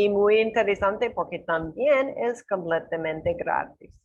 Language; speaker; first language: Spanish; non-native, learner; English